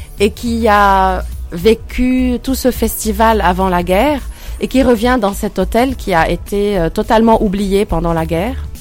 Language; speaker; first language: French; non-native, local second language; Arabic